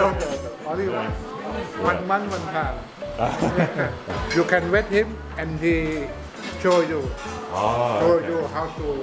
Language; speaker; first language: English; non-native, learner; Thai